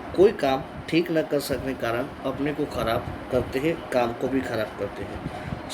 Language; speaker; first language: Hindi; non-native, local second language; Gujarati